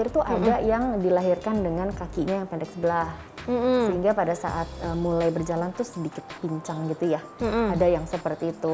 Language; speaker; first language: Indonesian; native; Indonesian